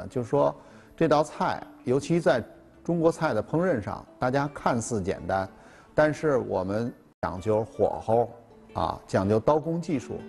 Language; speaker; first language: Chinese; native; Chinese